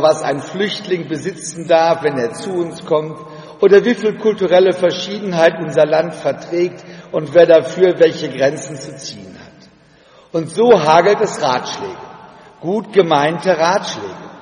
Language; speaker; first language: German; native; German